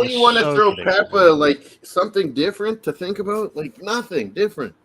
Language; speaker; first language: English; native; English